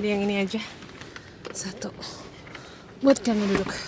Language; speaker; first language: Indonesian; native; Indonesian